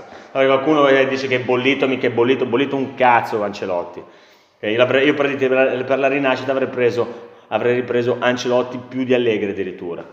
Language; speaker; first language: Italian; native; Italian